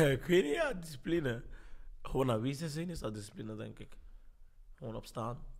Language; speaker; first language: Dutch; early bilingual, other home language; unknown